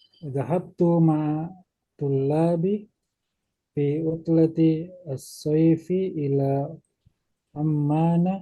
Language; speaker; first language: Arabic; non-native, learner; Indonesian